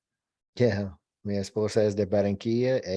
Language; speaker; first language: Spanish; non-native, learner; English